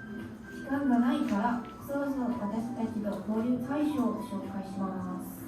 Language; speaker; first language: Japanese; non-native, learner; Chinese